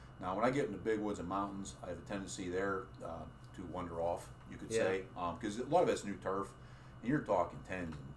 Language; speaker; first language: English; native; English